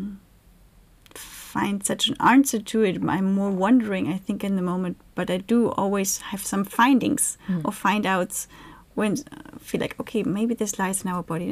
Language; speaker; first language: English; non-native, fluent; German